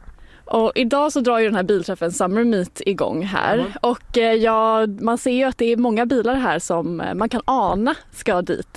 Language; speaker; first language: Swedish; native; Swedish